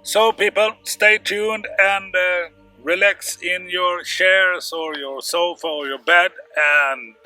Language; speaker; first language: English; non-native, fluent; Swedish